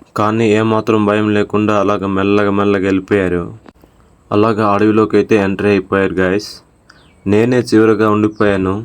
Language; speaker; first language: Telugu; non-native, local second language; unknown